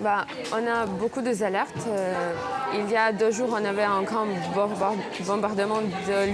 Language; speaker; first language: French; non-native, fluent; Ukrainian